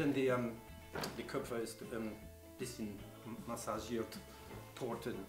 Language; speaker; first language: German; non-native, learner; English